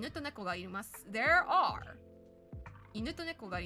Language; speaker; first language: Japanese; non-native, learner; English